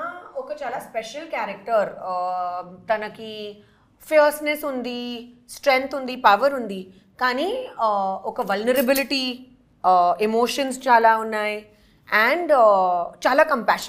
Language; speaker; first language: Telugu; non-native, local second language; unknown